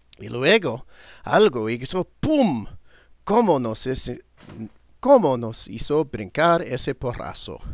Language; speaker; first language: Spanish; non-native, learner; English